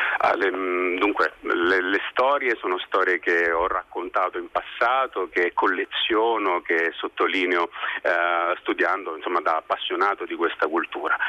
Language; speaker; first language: Italian; native; Italian